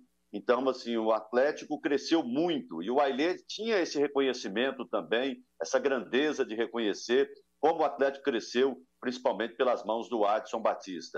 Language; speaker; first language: Portuguese; native; Portuguese